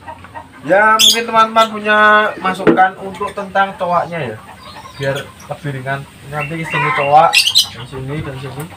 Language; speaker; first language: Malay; non-native, local second language; Javanese